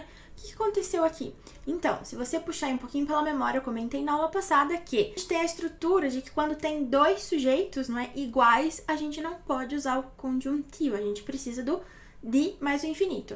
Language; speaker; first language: Portuguese; native; Portuguese